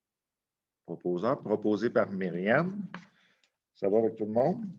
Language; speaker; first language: French; native; French